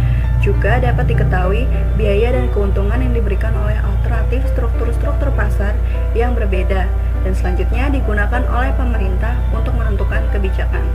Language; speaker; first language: Indonesian; native; Indonesian